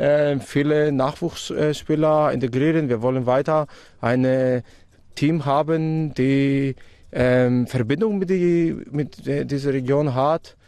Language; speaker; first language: German; non-native, fluent; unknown